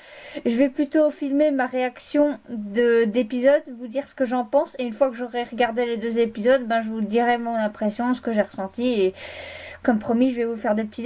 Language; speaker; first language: French; native; French